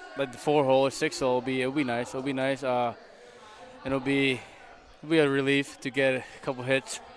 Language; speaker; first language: English; non-native, fluent; Spanish